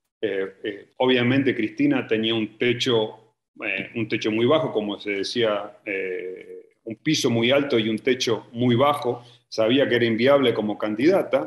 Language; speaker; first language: Spanish; native; Spanish